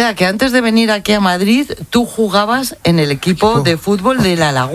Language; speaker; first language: Spanish; native; Spanish